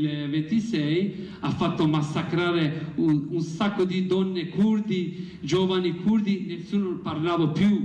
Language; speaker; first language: Italian; non-native, learner; Kurdish